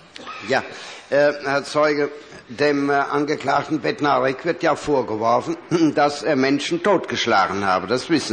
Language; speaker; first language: German; native; German